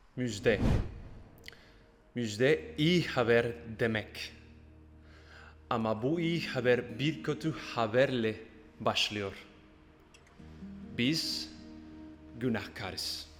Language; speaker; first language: Turkish; non-native, fluent; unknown